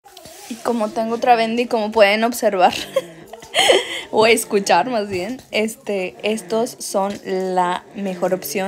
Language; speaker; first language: Spanish; native; Spanish